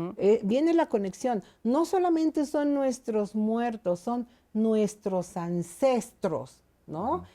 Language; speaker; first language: Spanish; native; Spanish